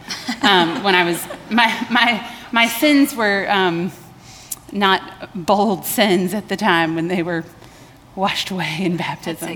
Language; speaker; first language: English; native; English